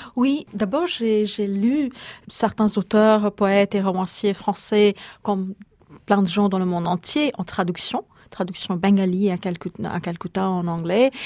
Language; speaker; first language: French; non-native, fluent; Bangla